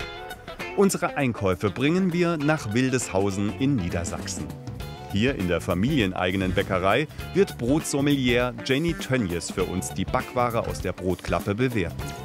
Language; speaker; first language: German; native; German